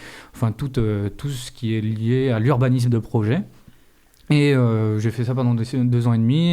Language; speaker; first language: French; native; French